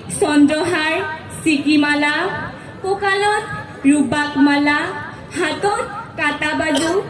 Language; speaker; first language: Assamese; non-native, local second language; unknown